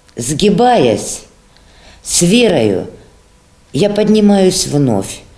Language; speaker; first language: Russian; native; Russian